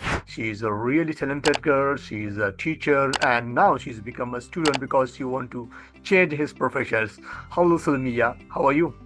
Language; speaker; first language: English; non-native, fluent; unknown